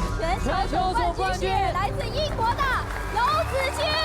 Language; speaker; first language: Chinese; native; Chinese